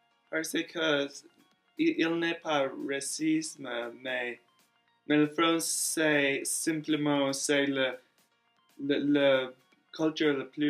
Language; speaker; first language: French; non-native, learner; English